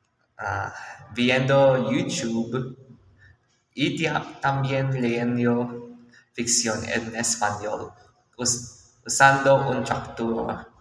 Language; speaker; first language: Spanish; non-native, learner; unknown